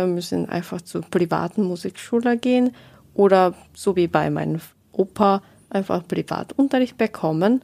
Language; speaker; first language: German; non-native, learner; Japanese